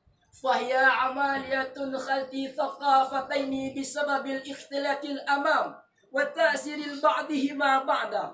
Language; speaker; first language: Arabic; non-native, learner; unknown